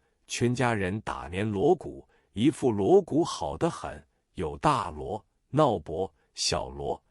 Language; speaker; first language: Chinese; native; Chinese